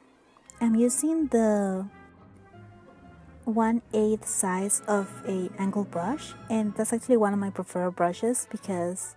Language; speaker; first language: English; non-native, fluent; Spanish